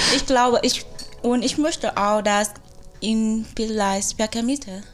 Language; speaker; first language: German; non-native, fluent; Vietnamese